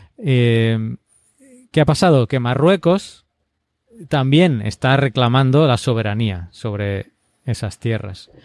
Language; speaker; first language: Spanish; native; Spanish